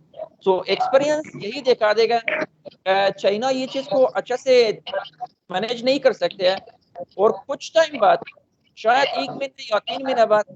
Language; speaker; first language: Hindi; non-native, fluent; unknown